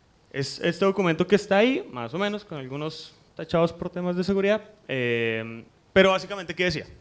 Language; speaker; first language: Spanish; native; Spanish